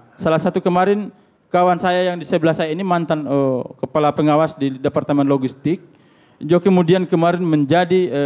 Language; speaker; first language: Indonesian; native; Indonesian